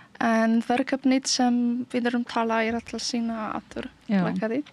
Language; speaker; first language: Icelandic; non-native, learner; Polish